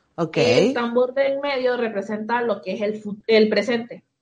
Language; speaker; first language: Spanish; native; Spanish